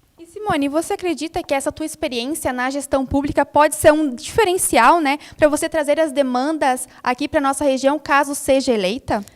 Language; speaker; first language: Portuguese; native; Portuguese